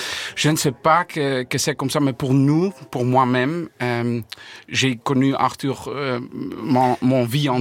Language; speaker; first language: French; non-native, learner; Dutch